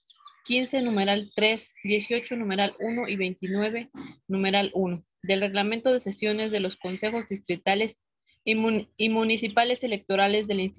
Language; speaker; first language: Spanish; native; Spanish